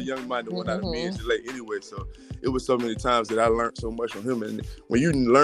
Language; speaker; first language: English; native; English